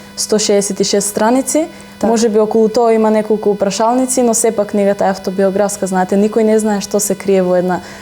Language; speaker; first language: Macedonian; native; Macedonian